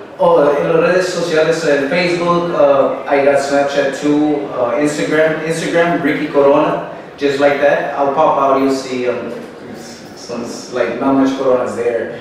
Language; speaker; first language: English; early bilingual, other home language; Spanish